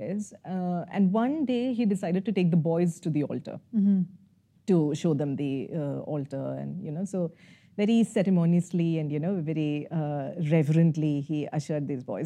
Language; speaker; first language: English; non-native, local second language; Malayalam